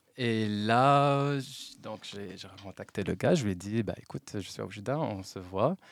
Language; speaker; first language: French; non-native, local second language; Arabic